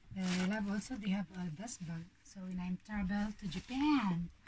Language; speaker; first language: English; non-native, fluent; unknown